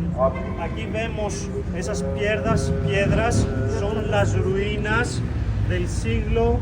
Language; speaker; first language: Spanish; non-native, fluent; Greek